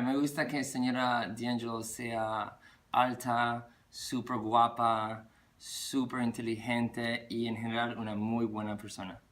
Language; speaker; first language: Spanish; non-native, learner; English